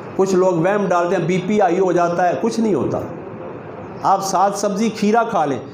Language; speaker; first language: Urdu; non-native, local second language; Punjabi